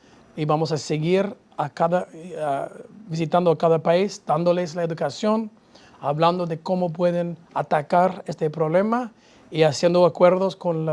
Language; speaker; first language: Spanish; non-native, fluent; English